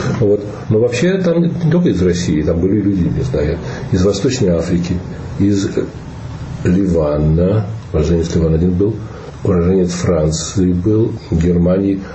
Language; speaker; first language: Russian; native; Russian